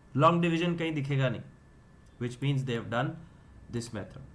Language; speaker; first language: Hindi; non-native, local second language; Gujarati